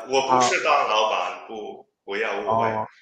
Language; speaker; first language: Chinese; non-native, learner; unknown